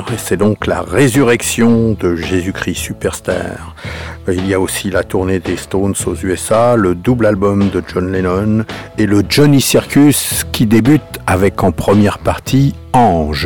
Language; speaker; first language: French; native; French